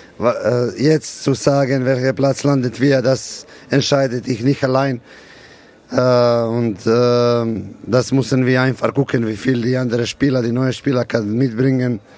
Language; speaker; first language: German; non-native, learner; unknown